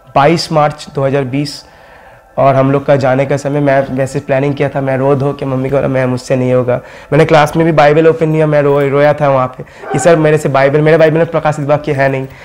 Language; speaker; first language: Hindi; non-native, local second language; Bangla